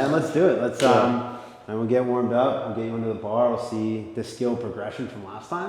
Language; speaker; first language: English; native; English